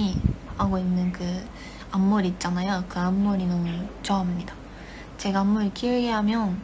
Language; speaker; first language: Korean; non-native, learner; Japanese